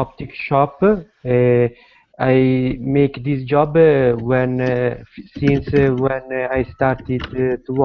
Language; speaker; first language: English; non-native, learner; Italian